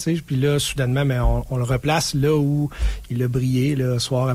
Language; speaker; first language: French; native; French